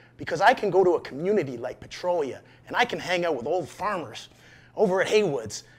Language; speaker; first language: English; native; English